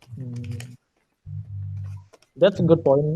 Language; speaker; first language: English; non-native, learner; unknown